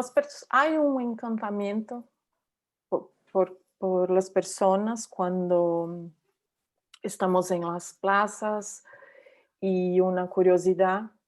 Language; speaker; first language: Spanish; non-native, learner; Portuguese